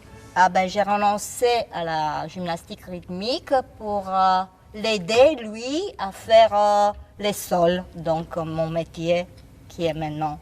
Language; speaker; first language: French; non-native, fluent; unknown